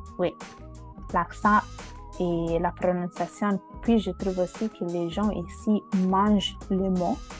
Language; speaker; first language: French; non-native, fluent; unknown